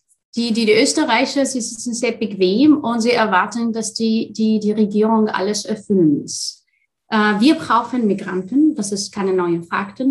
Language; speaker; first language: German; non-native, fluent; Arabic